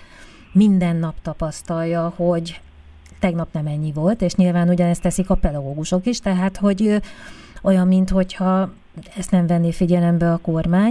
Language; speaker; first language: Hungarian; native; Hungarian